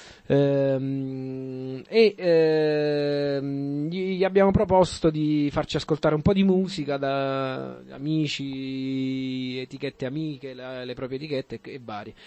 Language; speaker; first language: Italian; native; Italian